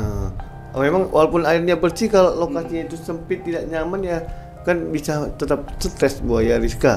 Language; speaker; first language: Indonesian; native; Indonesian